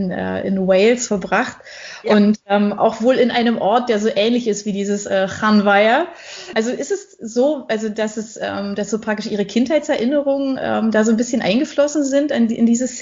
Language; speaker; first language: German; native; German